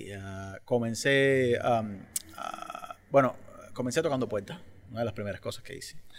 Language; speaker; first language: Spanish; native; Spanish